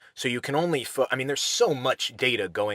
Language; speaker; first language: English; native; English